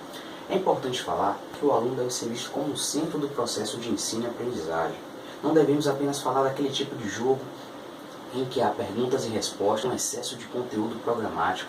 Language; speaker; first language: Portuguese; native; Portuguese